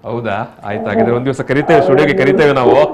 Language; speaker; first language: Kannada; native; Kannada